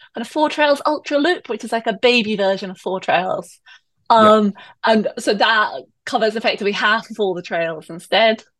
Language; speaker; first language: English; native; English